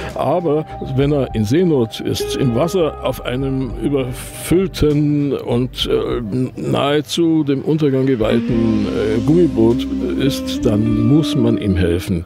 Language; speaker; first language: German; native; German